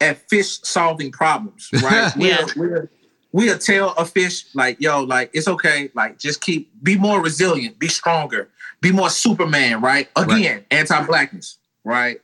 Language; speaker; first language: English; native; English